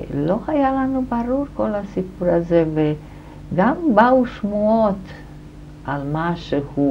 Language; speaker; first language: Hebrew; non-native, fluent; German